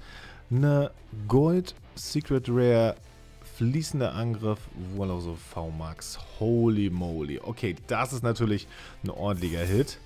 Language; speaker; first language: German; native; German